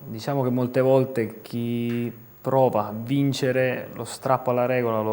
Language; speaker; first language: Italian; native; Italian